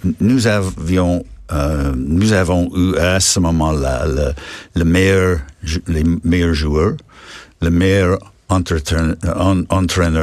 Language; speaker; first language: French; non-native, learner; English